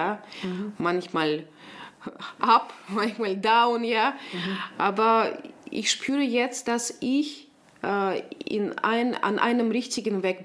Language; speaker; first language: German; non-native, local second language; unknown